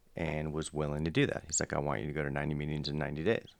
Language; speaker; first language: English; native; English